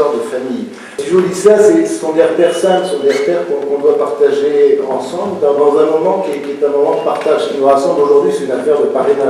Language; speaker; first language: French; native; French